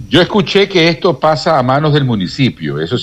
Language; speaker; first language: Spanish; native; Spanish